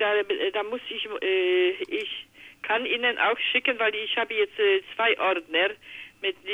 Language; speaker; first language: German; non-native, learner; Polish